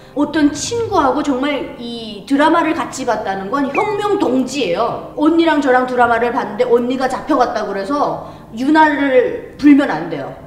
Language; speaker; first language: Korean; native; Korean